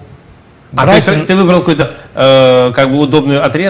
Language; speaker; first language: Russian; native; Russian